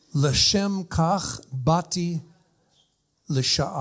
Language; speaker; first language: Hebrew; non-native, fluent; English